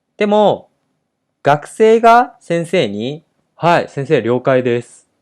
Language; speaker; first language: Japanese; native; Japanese